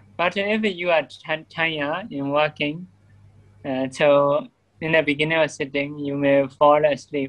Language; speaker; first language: English; non-native, learner; Burmese